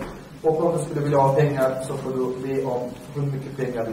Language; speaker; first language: Swedish; early bilingual, other home language; Arabic